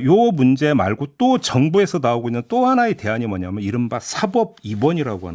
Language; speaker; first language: Korean; native; Korean